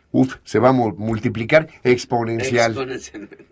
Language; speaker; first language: Spanish; native; Spanish